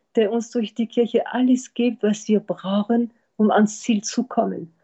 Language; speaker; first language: German; non-native, fluent; French